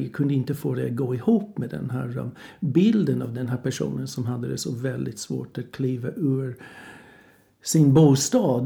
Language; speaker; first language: Swedish; non-native, fluent; English